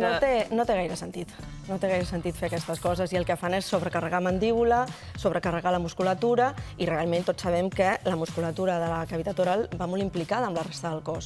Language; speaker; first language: Catalan; native; Catalan